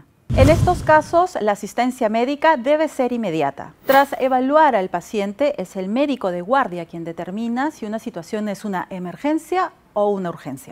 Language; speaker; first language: Spanish; native; Spanish